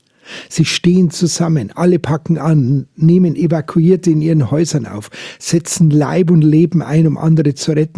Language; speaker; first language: German; native; German